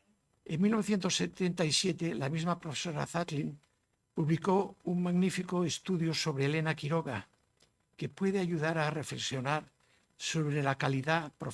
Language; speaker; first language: Spanish; native; Spanish